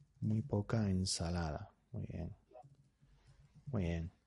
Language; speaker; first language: Spanish; native; Spanish